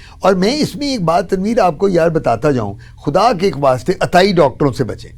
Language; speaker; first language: Urdu; non-native, local second language; Punjabi